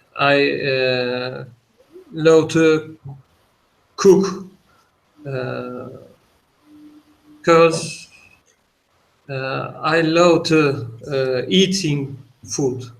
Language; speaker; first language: English; non-native, learner; Turkish